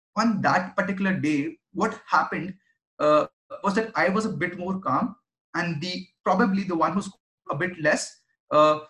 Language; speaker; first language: English; non-native, local second language; Hindi